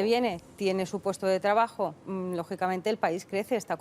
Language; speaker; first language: Spanish; native; Spanish